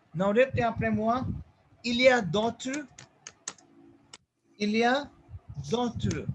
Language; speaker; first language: French; non-native, fluent; Hindi